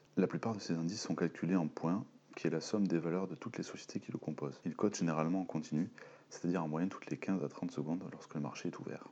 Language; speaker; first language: French; native; French